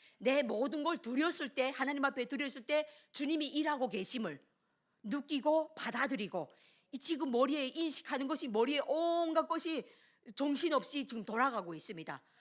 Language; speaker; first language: Korean; native; Korean